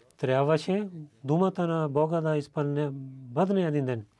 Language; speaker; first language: Bulgarian; non-native, learner; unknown